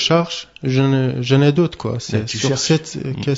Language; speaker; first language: French; non-native, learner; Arabic